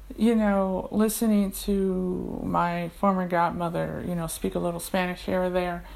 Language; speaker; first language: English; native; English